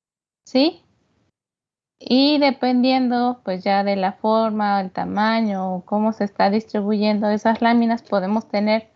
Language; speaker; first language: Spanish; native; Spanish